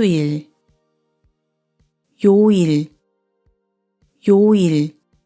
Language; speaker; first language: Korean; native; Korean